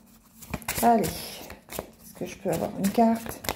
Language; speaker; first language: French; native; French